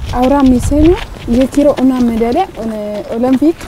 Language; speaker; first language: Spanish; non-native, learner; Tigrinya